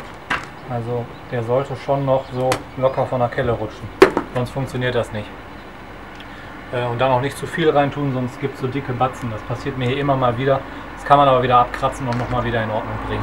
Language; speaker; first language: German; native; German